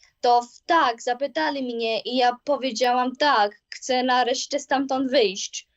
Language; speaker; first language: Polish; early bilingual, heritage; Polish